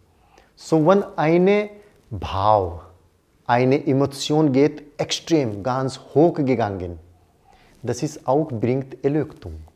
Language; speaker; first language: German; non-native, learner; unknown